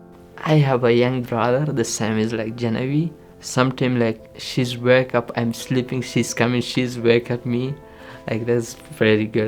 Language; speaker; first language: English; non-native, learner; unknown